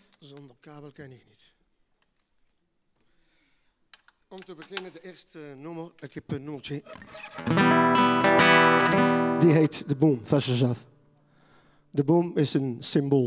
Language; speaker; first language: Dutch; non-native, learner; Riffian